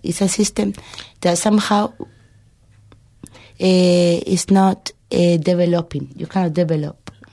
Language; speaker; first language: English; non-native, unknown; Spanish